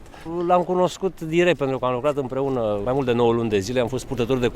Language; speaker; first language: Romanian; native; Romanian